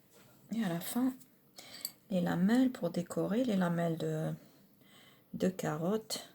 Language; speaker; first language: French; non-native, local second language; Arabic